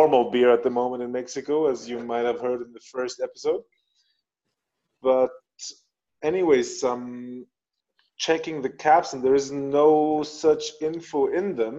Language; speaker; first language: English; non-native, fluent; Spanish